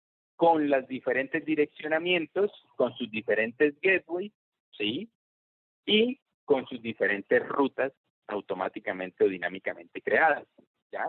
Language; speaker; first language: Spanish; native; Spanish